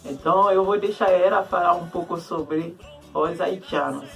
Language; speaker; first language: Portuguese; non-native, learner; Haitian Creole